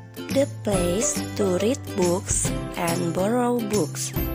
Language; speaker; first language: English; non-native, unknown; Indonesian